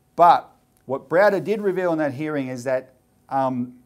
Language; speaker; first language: English; native; English